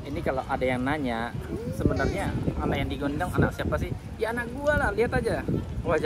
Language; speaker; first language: Indonesian; native; Indonesian